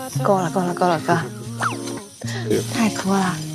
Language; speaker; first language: Chinese; native; Chinese